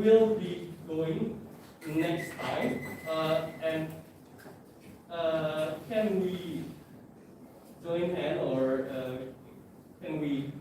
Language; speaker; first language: English; non-native, fluent; Indonesian